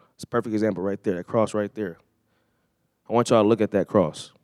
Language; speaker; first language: English; native; English